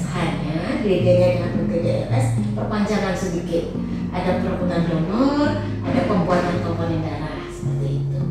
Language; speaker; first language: Indonesian; native; Indonesian